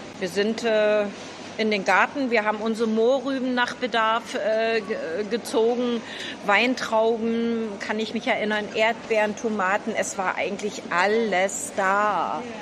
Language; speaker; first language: German; native; German